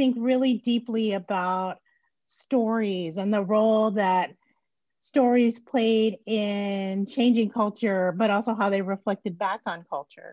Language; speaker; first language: English; native; English